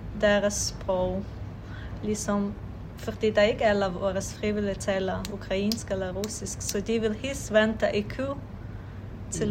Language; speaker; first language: Danish; non-native, fluent; Ukrainian